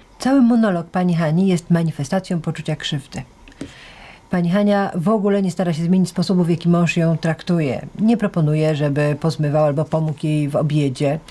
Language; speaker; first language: Polish; native; Polish